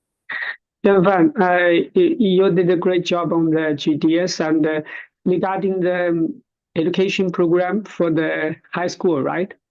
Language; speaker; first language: English; non-native, learner; Chinese